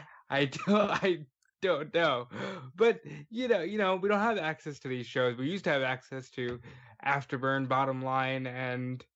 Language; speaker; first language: English; native; English